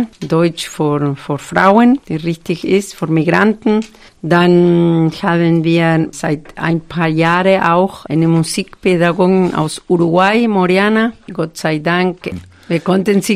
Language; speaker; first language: German; non-native, fluent; Spanish